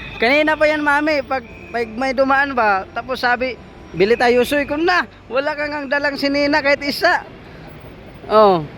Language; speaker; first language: Filipino; non-native, local second language; Cebuano